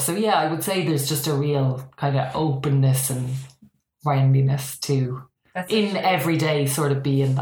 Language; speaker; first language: English; native; English